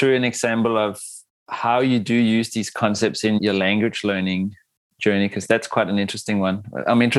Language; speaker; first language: English; non-native, fluent; Danish